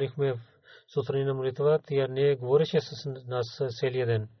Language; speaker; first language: Bulgarian; non-native, learner; Urdu